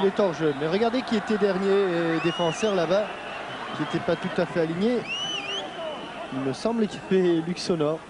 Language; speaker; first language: French; native; French